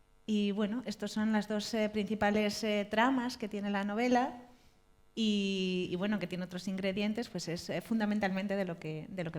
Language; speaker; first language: Spanish; native; Spanish